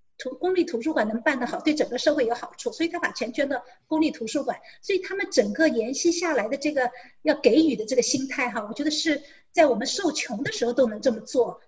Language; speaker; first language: Chinese; native; Chinese